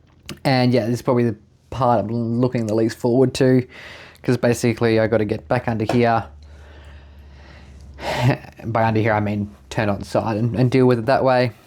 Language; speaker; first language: English; native; English